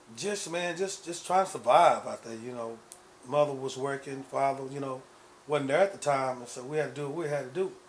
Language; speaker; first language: English; native; English